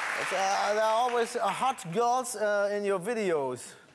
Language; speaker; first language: English; non-native, fluent; German